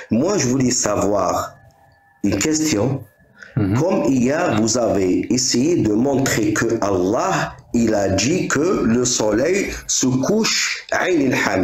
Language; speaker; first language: French; non-native, local second language; Arabic